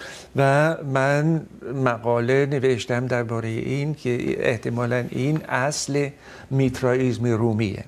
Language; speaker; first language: Persian; non-native, fluent; Dutch